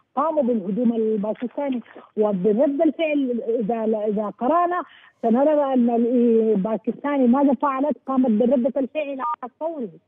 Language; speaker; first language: Arabic; non-native, learner; Urdu